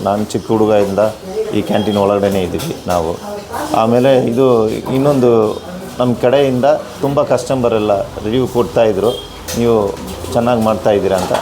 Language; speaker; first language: Kannada; non-native, local second language; Tamil